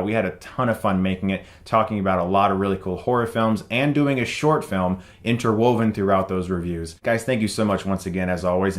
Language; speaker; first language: English; native; English